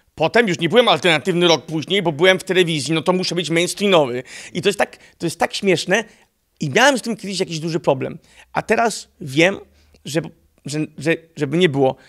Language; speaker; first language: Polish; early bilingual, heritage; Polish